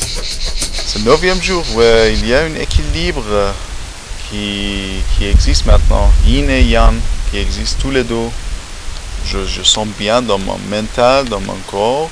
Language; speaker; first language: French; non-native, learner; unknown